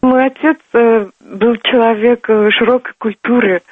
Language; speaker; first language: Russian; non-native, local second language; Turkmen